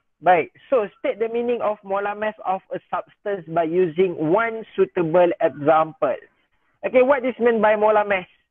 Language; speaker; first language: English; non-native, local second language; Malay